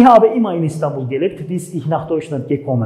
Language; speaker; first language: German; non-native, fluent; Turkish